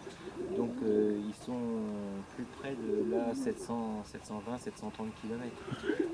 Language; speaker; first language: French; native; French